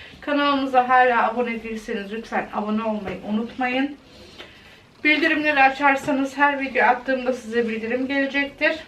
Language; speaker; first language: Turkish; early bilingual, heritage; Turkish